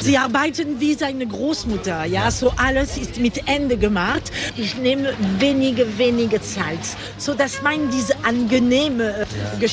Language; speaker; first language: German; non-native, fluent; French